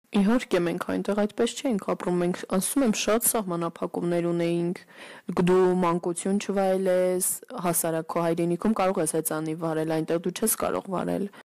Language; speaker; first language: Armenian; early bilingual, heritage; Armenian